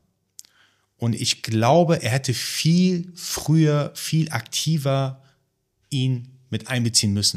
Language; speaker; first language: German; early bilingual, other home language; Persian